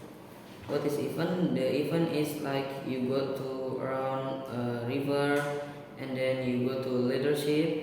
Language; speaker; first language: English; non-native, learner; Indonesian